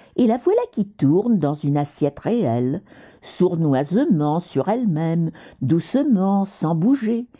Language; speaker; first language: French; non-native, fluent; Russian